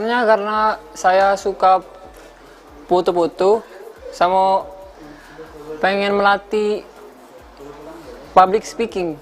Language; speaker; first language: Indonesian; native; Indonesian